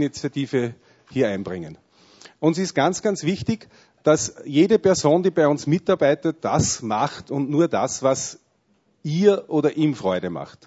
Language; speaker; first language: German; native; German